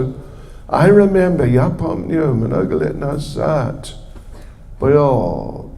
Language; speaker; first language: Russian; non-native, learner; English